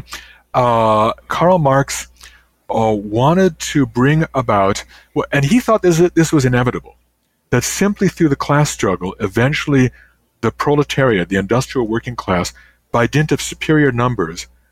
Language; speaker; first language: English; native; English